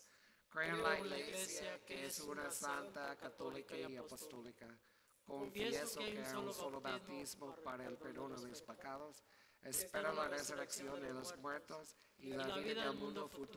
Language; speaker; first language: Spanish; non-native, learner; English